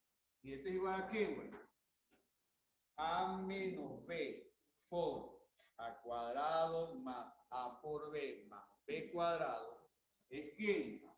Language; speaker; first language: Spanish; native; Spanish